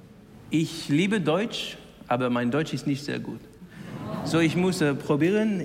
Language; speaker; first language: German; non-native, learner; English